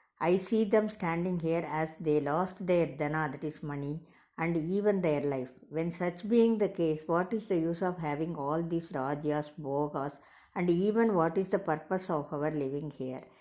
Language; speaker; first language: English; non-native, local second language; Tamil